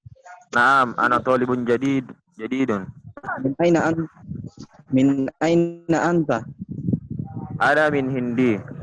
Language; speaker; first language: Arabic; non-native, learner; Indonesian